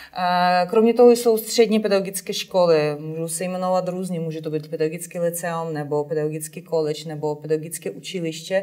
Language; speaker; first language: Czech; non-native, fluent; Ukrainian